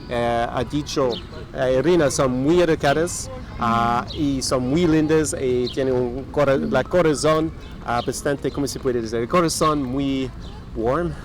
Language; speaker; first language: Spanish; non-native, fluent; English